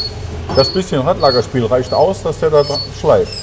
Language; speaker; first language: German; native; German